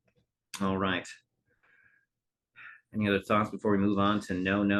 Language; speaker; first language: English; native; English